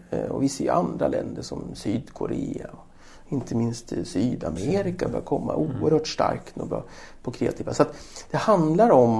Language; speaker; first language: Swedish; native; Swedish